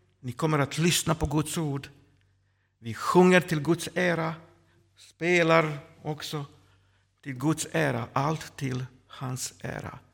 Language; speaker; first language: Swedish; non-native, fluent; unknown